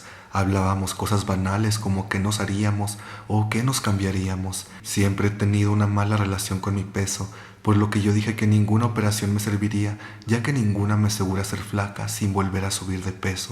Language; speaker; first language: Spanish; native; Spanish